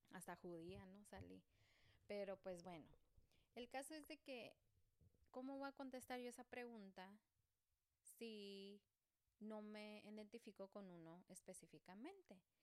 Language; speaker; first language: Spanish; early bilingual, heritage; Spanish